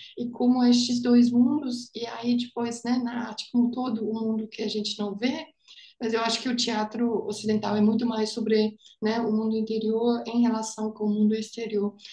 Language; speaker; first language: Portuguese; non-native, fluent; German